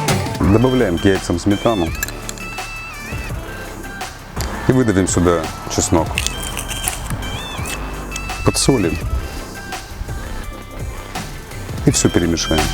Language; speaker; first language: Russian; native; Russian